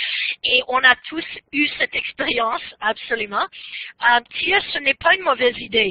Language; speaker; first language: French; non-native, fluent; English